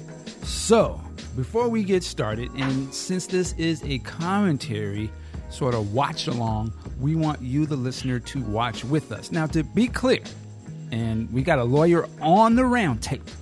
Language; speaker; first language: English; native; English